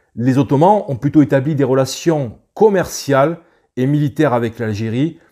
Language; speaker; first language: French; native; French